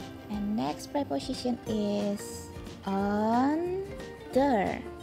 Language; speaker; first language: English; non-native, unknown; Indonesian